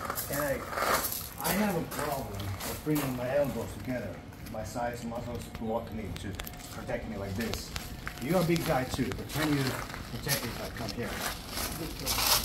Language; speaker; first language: English; non-native, fluent; Finnish